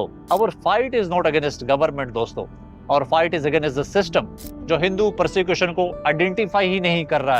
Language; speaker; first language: Hindi; native; Hindi